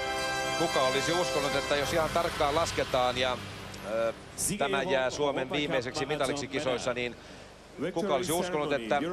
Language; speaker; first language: Finnish; native; Finnish